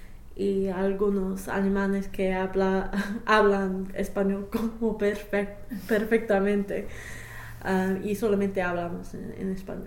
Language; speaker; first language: Spanish; non-native, fluent; English